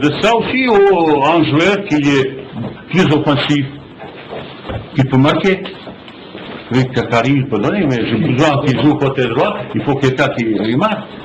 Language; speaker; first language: French; non-native, fluent; Bosnian